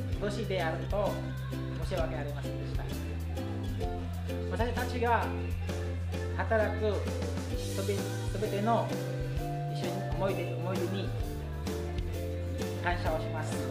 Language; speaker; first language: Japanese; non-native, learner; Filipino